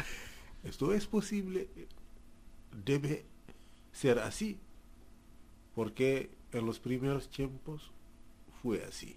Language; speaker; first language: Spanish; non-native, fluent; Wolof